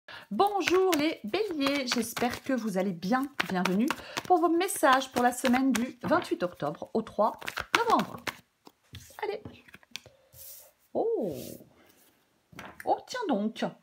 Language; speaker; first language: French; native; French